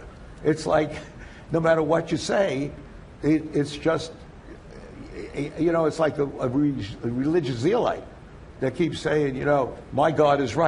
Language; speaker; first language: English; native; English